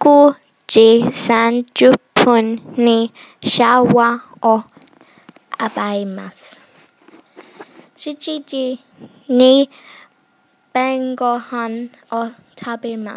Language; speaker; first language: Japanese; non-native, learner; English